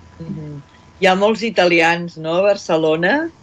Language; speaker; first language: Catalan; native; Catalan